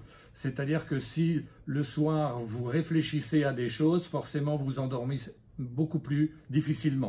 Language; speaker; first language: French; native; French